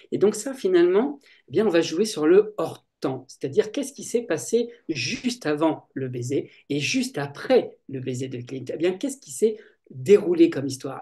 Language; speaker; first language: French; native; French